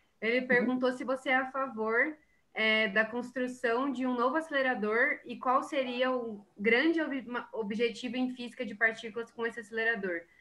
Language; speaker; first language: Portuguese; native; Portuguese